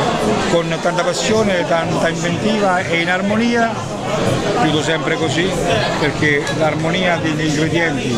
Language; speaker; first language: Italian; native; Italian